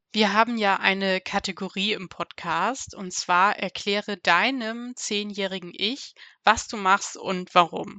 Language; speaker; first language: German; native; German